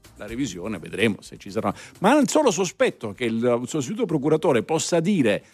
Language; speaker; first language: Italian; native; Italian